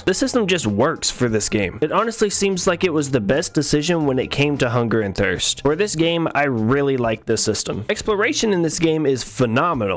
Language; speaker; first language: English; native; English